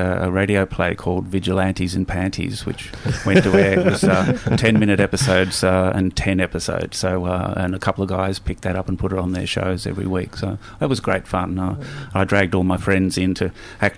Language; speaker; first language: English; native; English